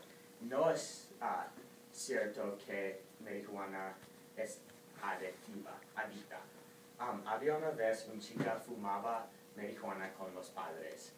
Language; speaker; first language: Spanish; non-native, learner; English